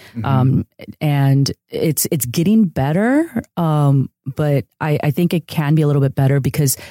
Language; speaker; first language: English; early bilingual, other home language; Spanish